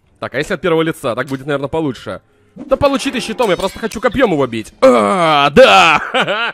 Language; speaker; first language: Russian; native; Russian